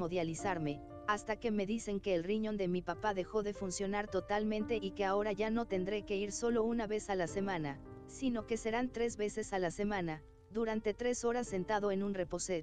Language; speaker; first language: Spanish; native; Spanish